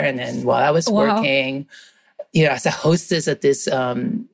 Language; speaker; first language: English; non-native, local second language; Filipino